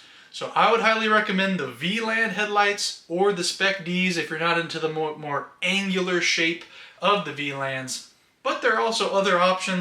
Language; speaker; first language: English; native; English